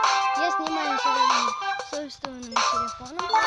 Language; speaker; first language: Russian; non-native, local second language; Kazakh